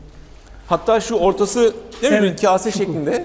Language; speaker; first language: Turkish; native; Turkish